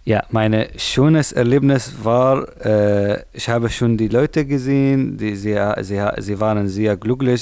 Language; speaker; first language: German; non-native, learner; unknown